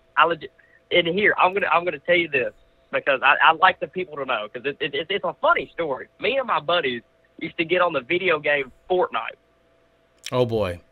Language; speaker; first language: English; native; English